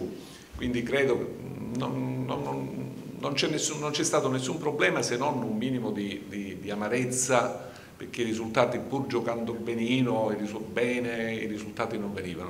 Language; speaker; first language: Italian; native; Italian